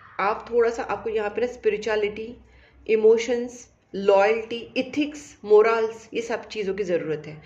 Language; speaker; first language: Hindi; non-native, local second language; Marathi